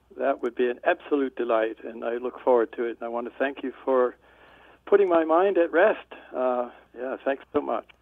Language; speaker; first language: English; native; English